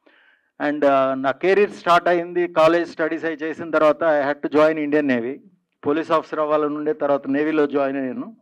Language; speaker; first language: Telugu; native; Telugu